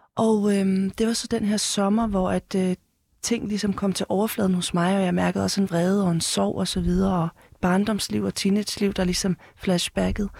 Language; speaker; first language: Danish; early bilingual, heritage; Danish